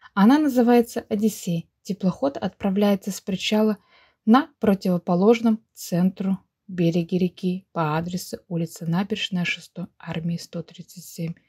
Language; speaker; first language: Russian; native; Russian